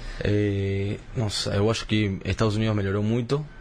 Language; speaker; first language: Portuguese; early bilingual, heritage; Spanish